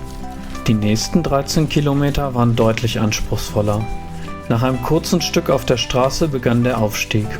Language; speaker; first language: German; native; German